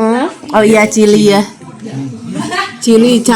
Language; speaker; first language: Indonesian; native; Indonesian